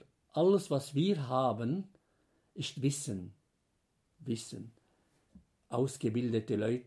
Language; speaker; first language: German; non-native, fluent; Arabic